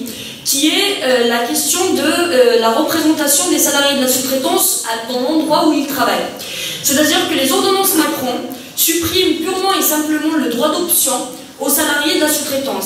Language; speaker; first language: French; native; French